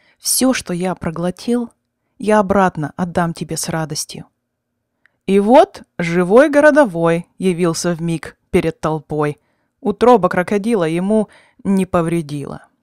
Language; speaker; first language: Russian; native; Russian